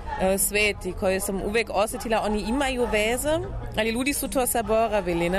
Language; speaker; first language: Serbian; non-native, learner; German